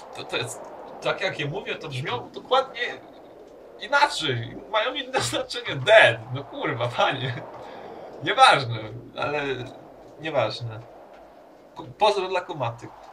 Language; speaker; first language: Polish; native; Polish